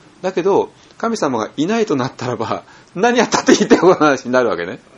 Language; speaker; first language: Japanese; native; Japanese